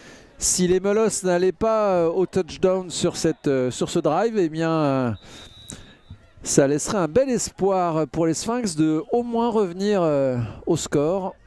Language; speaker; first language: French; native; French